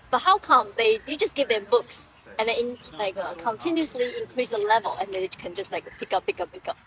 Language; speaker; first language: English; non-native, fluent; Chinese